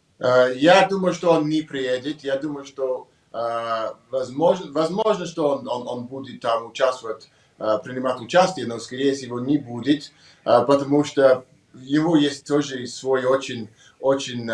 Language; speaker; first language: Russian; non-native, learner; English